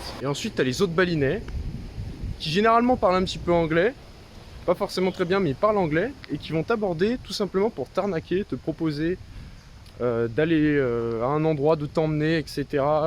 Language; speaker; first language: French; native; French